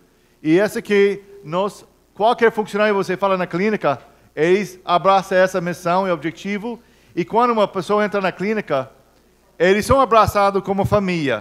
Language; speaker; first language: Portuguese; non-native, fluent; English